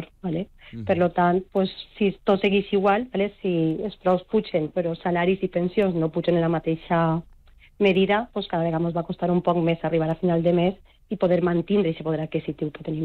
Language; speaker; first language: Catalan; non-native, local second language; Spanish